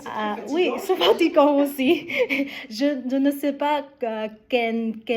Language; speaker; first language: French; non-native, learner; Vietnamese